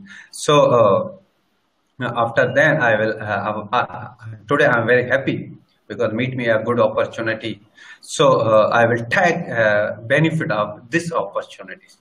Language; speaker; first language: English; non-native, learner; Sindhi